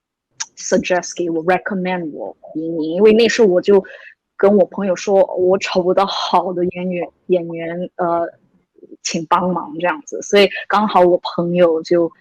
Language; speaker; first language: Chinese; early bilingual, heritage; English